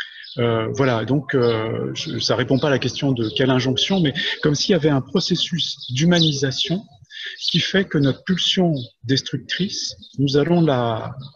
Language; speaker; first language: French; native; French